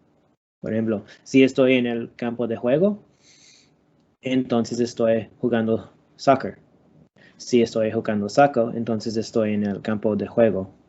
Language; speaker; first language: Spanish; non-native, learner; English